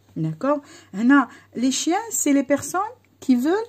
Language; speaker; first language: French; non-native, local second language; Arabic